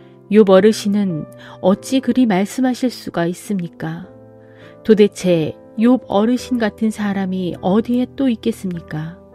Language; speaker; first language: Korean; native; Korean